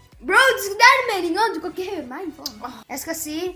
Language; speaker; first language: Norwegian; non-native, fluent; Arabic